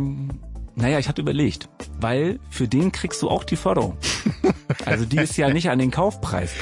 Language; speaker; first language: German; native; German